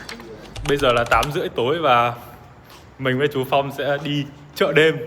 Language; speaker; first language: Vietnamese; native; Vietnamese